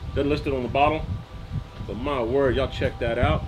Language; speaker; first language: English; native; English